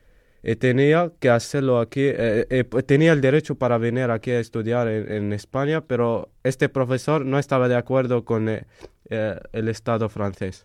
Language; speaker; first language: Spanish; non-native, fluent; Arabic